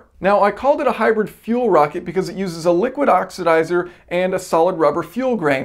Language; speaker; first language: English; native; English